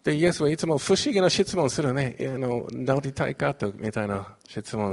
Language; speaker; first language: Japanese; non-native, fluent; Chinese